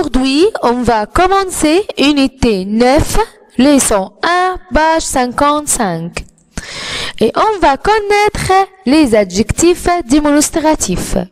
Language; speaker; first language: French; non-native, fluent; Arabic